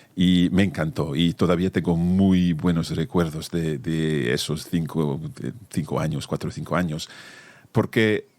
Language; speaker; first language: Spanish; non-native, fluent; English